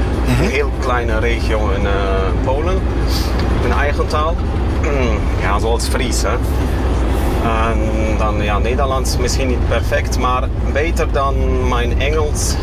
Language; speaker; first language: Dutch; non-native, fluent; Kashubian